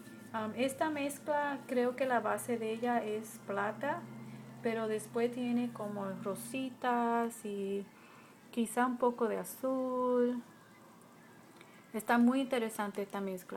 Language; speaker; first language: Spanish; early bilingual, heritage; Spanish